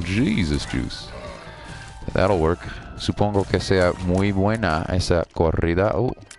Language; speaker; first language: Spanish; non-native, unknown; English